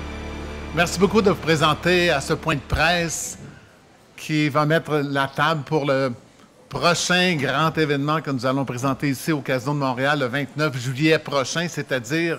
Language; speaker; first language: French; native; French